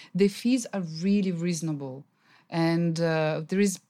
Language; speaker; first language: English; non-native, fluent; Russian